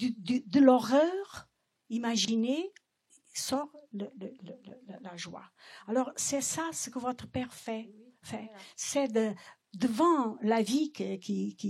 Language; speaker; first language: French; non-native, fluent; Portuguese